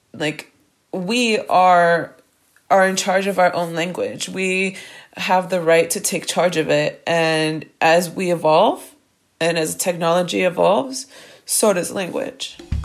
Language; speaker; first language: English; early bilingual, other home language; Spanish